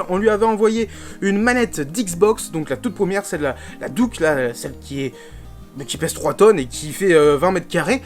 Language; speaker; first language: French; native; French